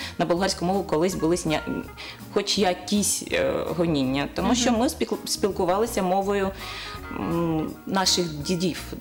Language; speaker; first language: Ukrainian; non-native, local second language; Bulgarian